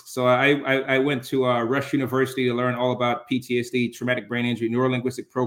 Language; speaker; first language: English; early bilingual, other home language; Jamaican Creole English